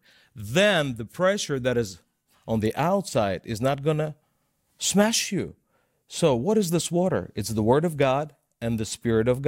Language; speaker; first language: English; non-native, fluent; Russian